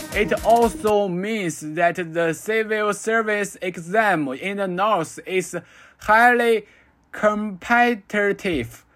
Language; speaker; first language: English; non-native, fluent; Chinese